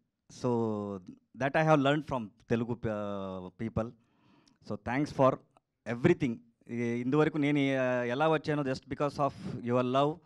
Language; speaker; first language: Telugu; non-native, learner; Kannada